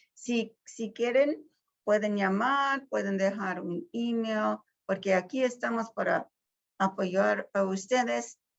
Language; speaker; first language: Spanish; early bilingual, heritage; Spanish